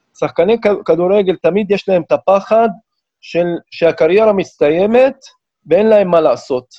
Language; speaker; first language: Hebrew; non-native, local second language; Arabic